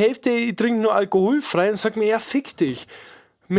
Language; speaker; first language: German; native; German